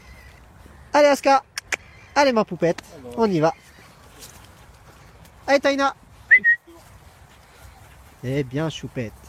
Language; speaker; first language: French; native; French